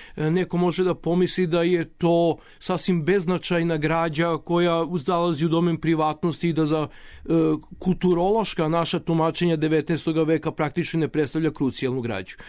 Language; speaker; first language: Serbian; native; Serbian